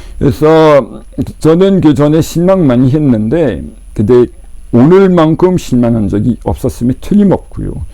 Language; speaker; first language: Korean; non-native, fluent; French